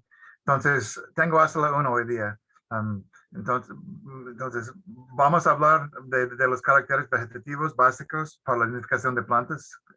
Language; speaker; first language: Spanish; non-native, fluent; English